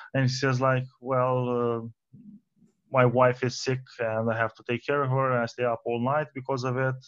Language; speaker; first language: English; non-native, fluent; Romanian